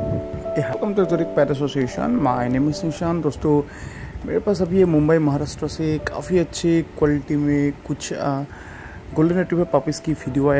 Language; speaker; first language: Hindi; native; Hindi